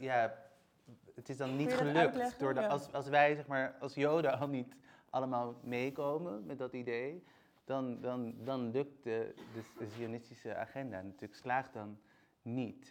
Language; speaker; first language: Dutch; native; Dutch